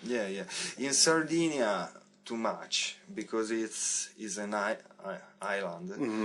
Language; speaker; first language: English; non-native, learner; Italian